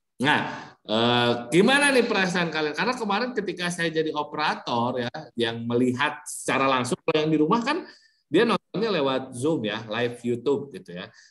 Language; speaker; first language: Indonesian; early bilingual, heritage; Indonesian